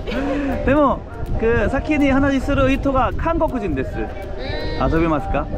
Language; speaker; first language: Japanese; non-native, learner; Korean